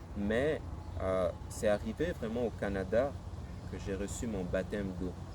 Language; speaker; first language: French; native; French